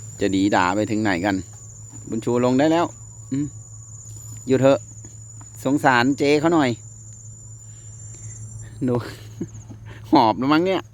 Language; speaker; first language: Thai; native; Thai